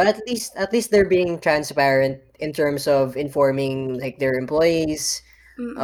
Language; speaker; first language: English; non-native, local second language; Filipino